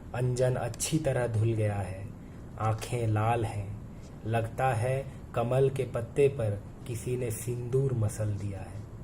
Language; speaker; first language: Hindi; non-native, local second language; Bangla